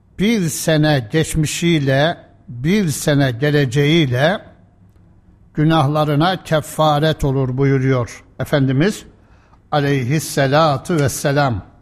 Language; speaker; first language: Turkish; native; Turkish